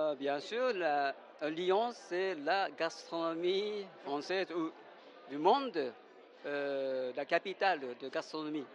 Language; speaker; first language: French; non-native, fluent; Japanese